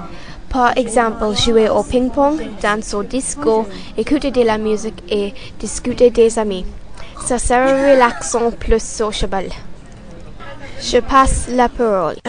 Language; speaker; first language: French; non-native, learner; English